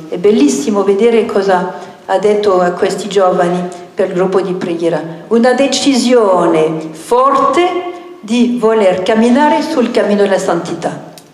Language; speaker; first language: Italian; non-native, fluent; French